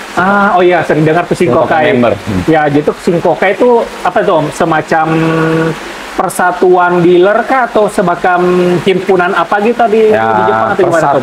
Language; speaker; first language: Indonesian; native; Indonesian